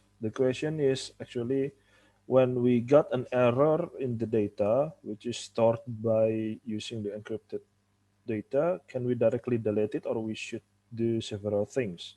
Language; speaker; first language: English; non-native, fluent; Indonesian